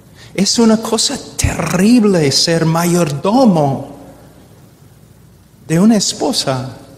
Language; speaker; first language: Spanish; non-native, fluent; English